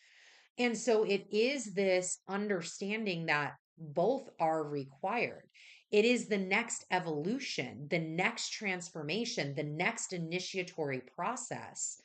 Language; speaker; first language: English; native; English